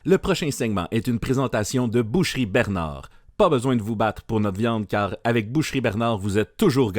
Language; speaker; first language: French; native; French